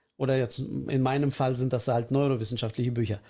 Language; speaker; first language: German; early bilingual, other home language; Russian